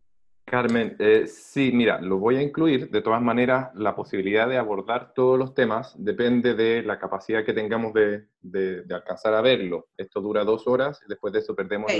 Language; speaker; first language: Spanish; native; Spanish